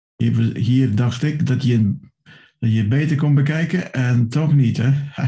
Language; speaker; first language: Dutch; non-native, fluent; English